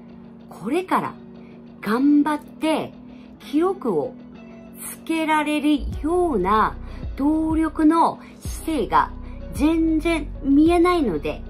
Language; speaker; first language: Japanese; non-native, fluent; Korean